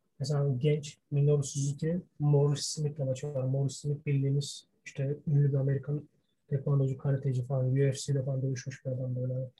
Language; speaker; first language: Turkish; early bilingual, heritage; Turkish